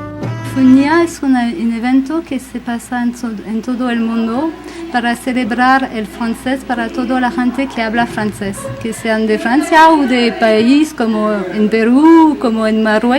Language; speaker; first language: Spanish; non-native, fluent; French